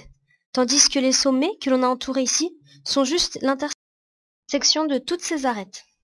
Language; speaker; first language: French; native; French